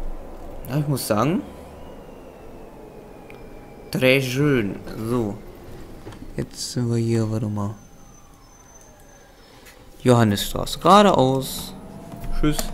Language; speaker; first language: German; native; German